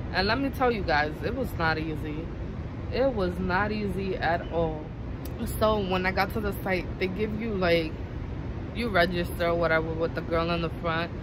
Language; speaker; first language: English; native; English